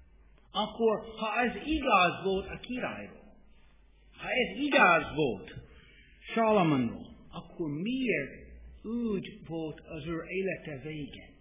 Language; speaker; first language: Hungarian; non-native, fluent; English